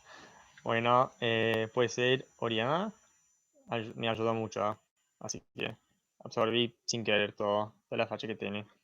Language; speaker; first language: Spanish; non-native, fluent; English